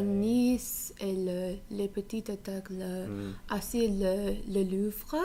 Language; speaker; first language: French; non-native, learner; English